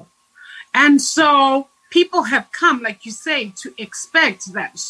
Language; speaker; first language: English; non-native, local second language; Shona